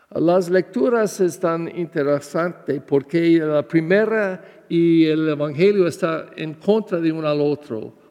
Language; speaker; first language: Spanish; non-native, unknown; English